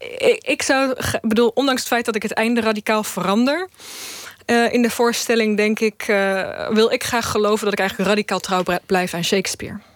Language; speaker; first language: Dutch; early bilingual, other home language; Bosnian